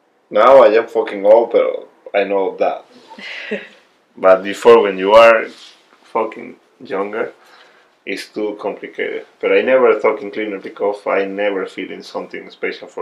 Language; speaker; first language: English; non-native, learner; Spanish